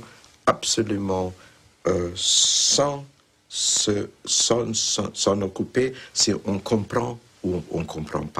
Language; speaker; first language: French; non-native, fluent; Hungarian